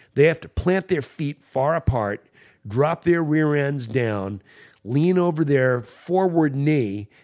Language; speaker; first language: English; native; English